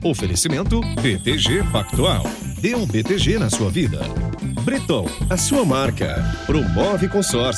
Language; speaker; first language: Portuguese; native; Portuguese